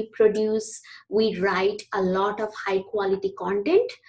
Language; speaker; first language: English; non-native, local second language; Bangla